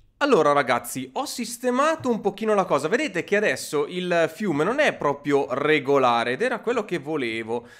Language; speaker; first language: Italian; native; Italian